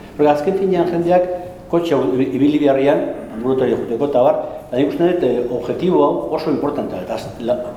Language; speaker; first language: Basque; non-native, local second language; Spanish